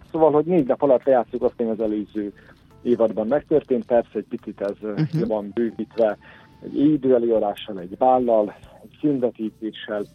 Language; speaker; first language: Hungarian; native; Hungarian